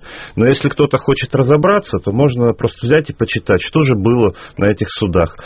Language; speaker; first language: Russian; native; Russian